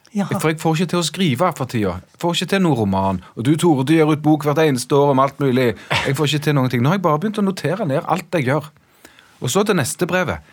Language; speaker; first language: Norwegian; native; Norwegian